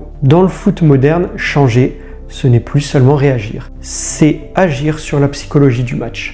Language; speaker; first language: French; native; French